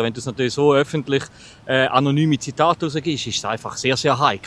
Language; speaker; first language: German; native; German